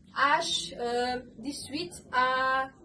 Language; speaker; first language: French; non-native, learner; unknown